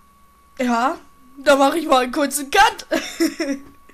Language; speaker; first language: German; native; German